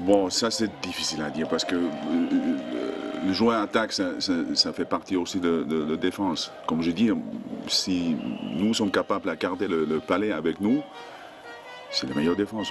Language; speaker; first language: French; non-native, fluent; Finnish